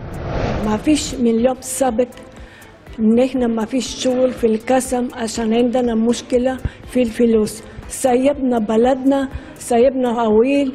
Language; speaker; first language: Arabic; non-native, learner; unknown